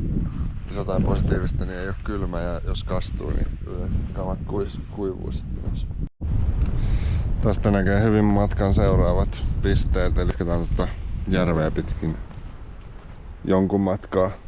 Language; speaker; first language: Finnish; native; Finnish